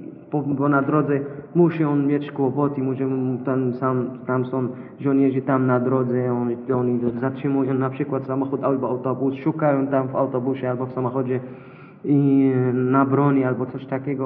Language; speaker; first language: Polish; non-native, local second language; Arabic